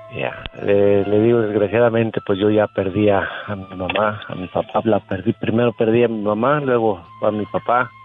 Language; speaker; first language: Spanish; native; Spanish